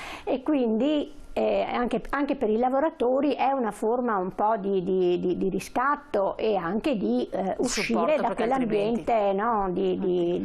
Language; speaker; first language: Italian; native; Italian